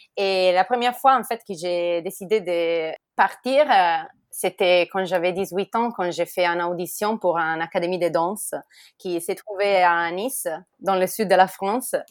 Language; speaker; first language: French; non-native, fluent; Italian